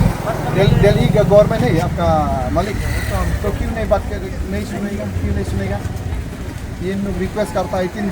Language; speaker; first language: Hindi; non-native, local second language; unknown